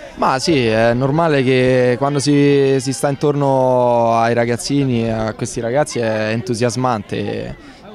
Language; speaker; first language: Italian; native; Italian